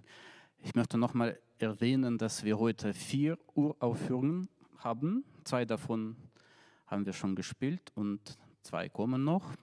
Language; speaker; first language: German; non-native, fluent; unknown